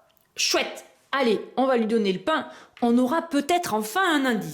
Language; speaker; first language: French; native; French